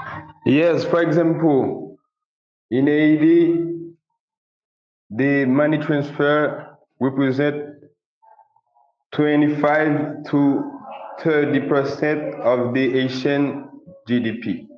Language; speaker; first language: English; non-native, local second language; Haitian Creole